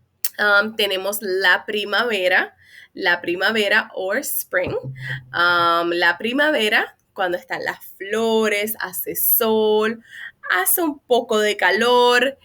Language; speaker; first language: Spanish; non-native, fluent; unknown